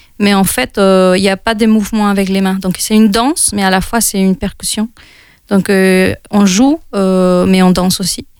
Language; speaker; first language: French; non-native, fluent; Spanish